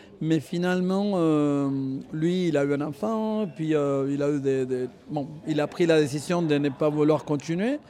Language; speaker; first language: French; non-native, fluent; Spanish